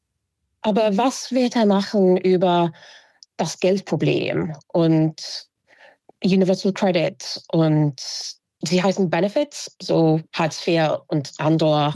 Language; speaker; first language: German; non-native, fluent; English